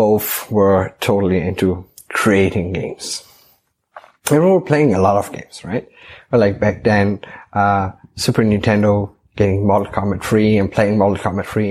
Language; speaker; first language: English; non-native, fluent; German